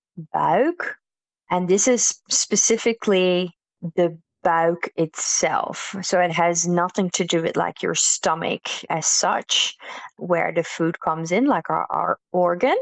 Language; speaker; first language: English; non-native, fluent; Dutch